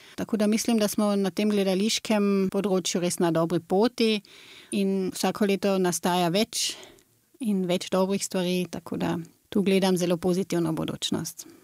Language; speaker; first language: Slovenian; native; Slovenian